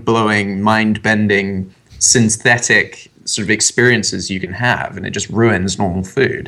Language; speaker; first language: English; native; English